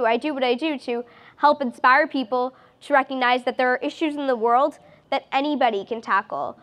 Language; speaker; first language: English; native; English